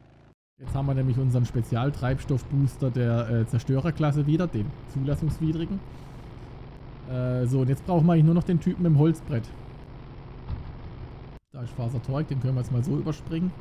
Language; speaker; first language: German; native; German